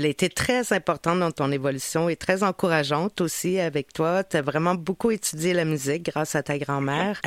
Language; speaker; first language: French; native; French